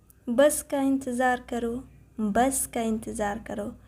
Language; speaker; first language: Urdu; non-native, fluent; Persian